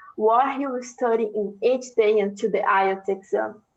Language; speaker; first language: English; non-native, fluent; Portuguese